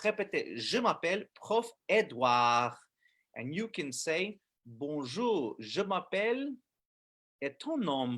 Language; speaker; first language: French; non-native, fluent; English